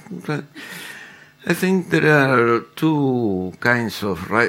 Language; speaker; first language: English; non-native, fluent; Spanish